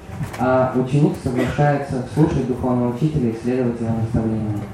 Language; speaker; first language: Russian; native; Russian